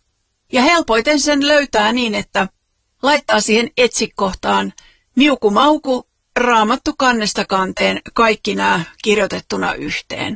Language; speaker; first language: Finnish; native; Finnish